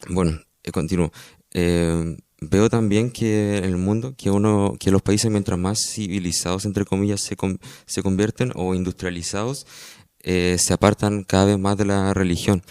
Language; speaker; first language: Spanish; native; Spanish